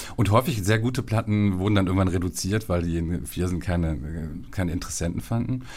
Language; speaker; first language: German; native; German